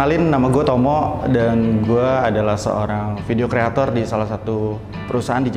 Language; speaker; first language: Indonesian; native; Indonesian